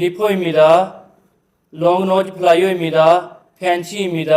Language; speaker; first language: Korean; non-native, learner; Urdu